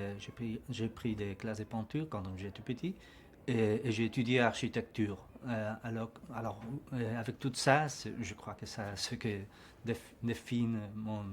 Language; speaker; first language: French; non-native, learner; Spanish